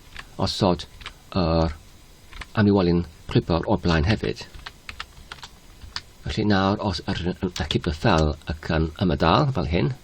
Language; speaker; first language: Welsh; non-native, learner; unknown